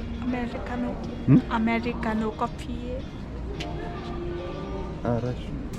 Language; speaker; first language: Korean; non-native, learner; Vietnamese